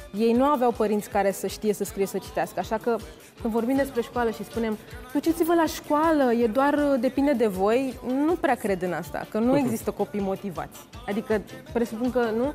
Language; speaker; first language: Romanian; native; Romanian